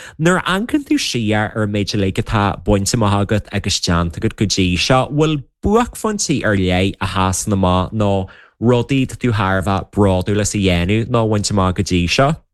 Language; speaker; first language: Irish; native; Irish